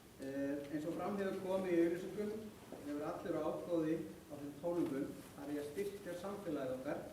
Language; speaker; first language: Icelandic; native; Icelandic